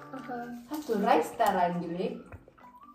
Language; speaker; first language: German; non-native, learner; Filipino